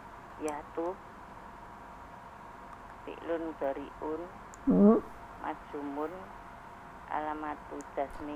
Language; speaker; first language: Arabic; non-native, learner; Indonesian